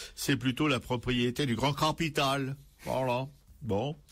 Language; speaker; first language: French; native; French